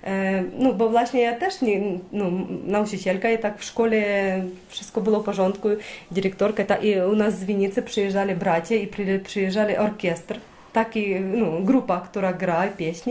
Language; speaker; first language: Polish; non-native, learner; Ukrainian